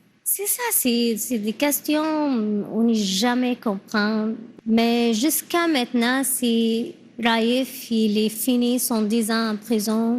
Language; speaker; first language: French; non-native, learner; Arabic